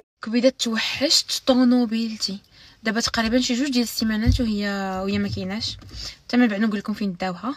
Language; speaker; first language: Arabic; native; Arabic